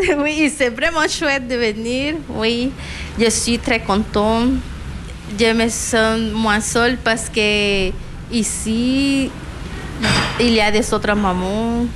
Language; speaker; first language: French; non-native, learner; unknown